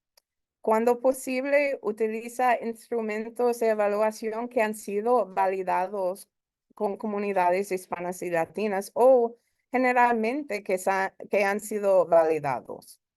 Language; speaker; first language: Spanish; early bilingual, heritage; Spanish